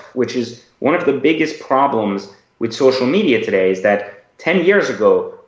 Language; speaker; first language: English; early bilingual, other home language; Persian